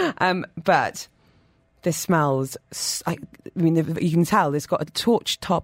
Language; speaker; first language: English; native; English